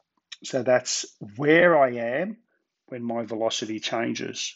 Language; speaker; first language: English; native; English